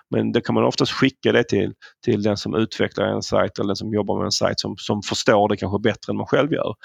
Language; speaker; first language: Swedish; native; Swedish